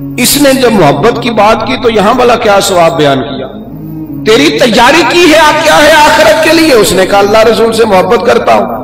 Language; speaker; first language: Urdu; non-native, local second language; Punjabi